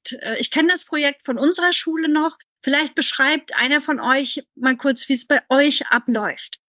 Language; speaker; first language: German; native; German